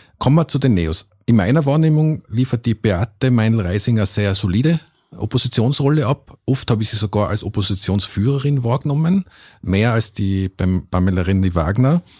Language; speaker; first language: German; native; German